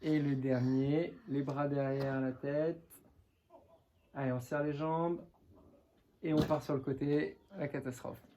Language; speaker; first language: French; native; French